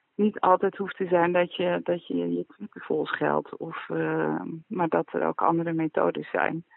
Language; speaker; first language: Dutch; native; Dutch